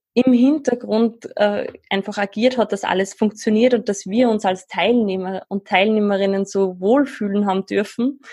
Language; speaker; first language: German; native; German